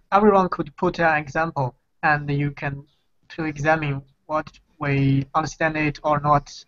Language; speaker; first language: English; non-native, fluent; Chinese